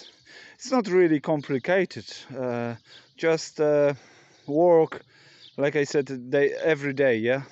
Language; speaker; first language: English; non-native, learner; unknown